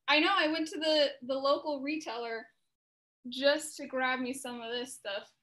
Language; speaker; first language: English; native; English